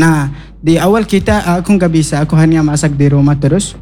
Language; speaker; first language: Indonesian; non-native, learner; Arabic